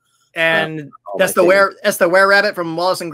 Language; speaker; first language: English; native; English